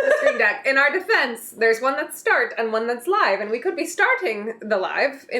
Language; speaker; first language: English; native; English